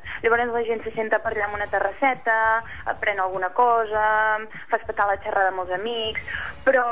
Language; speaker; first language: Catalan; native; Catalan